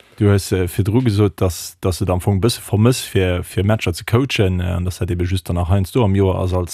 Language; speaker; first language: Luxembourgish; native; Luxembourgish